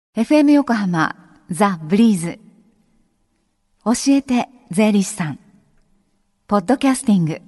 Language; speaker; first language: Japanese; native; Japanese